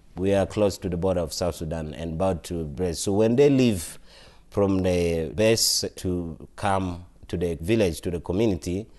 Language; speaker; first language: English; non-native, local second language; Acoli